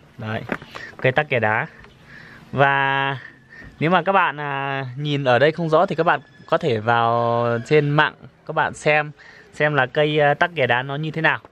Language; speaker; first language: Vietnamese; non-native, local second language; Iu Mien